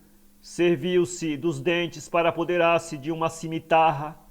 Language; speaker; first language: Portuguese; native; Portuguese